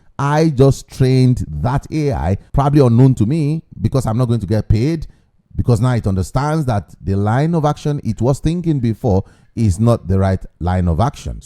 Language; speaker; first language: English; non-native, local second language; Yoruba